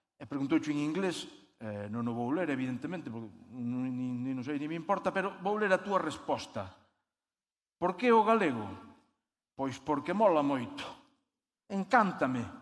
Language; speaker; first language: Galician; native; Galician